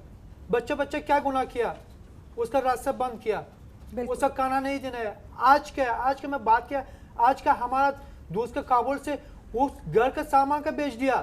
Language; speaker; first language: Hindi; non-native, learner; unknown